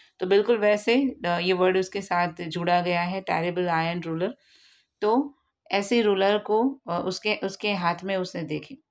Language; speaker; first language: Hindi; non-native, local second language; Gujarati